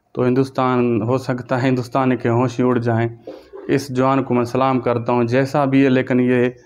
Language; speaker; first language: Urdu; non-native, local second language; Sindhi